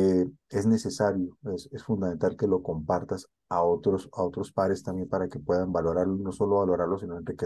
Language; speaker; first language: Spanish; native; Spanish